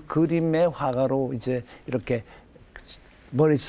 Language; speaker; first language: Korean; native; Korean